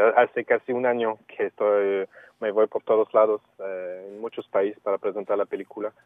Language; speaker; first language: Spanish; non-native, fluent; English